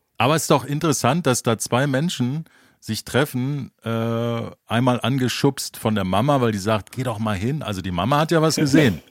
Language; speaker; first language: German; native; German